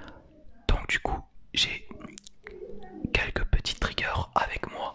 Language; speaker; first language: French; native; French